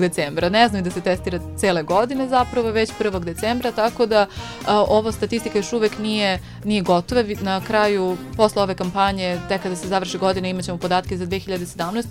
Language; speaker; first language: Serbian; native; Serbian